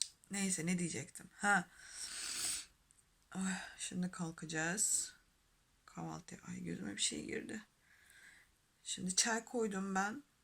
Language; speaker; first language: Turkish; non-native, fluent; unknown